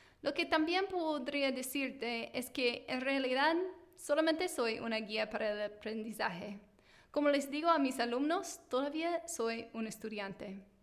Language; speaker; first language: Spanish; non-native, fluent; English